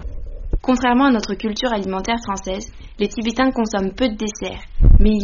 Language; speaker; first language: French; native; French